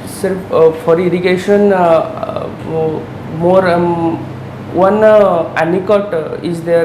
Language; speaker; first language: English; non-native, local second language; Odia